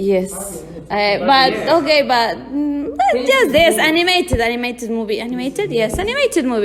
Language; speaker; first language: English; non-native, learner; Spanish